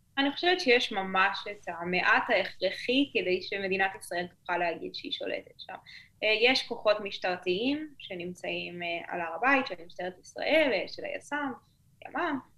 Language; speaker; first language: Hebrew; native; Hebrew